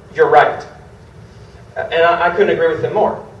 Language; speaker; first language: English; native; English